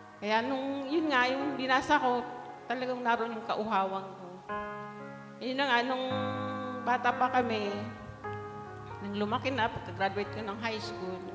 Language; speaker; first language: Filipino; non-native, local second language; Bikol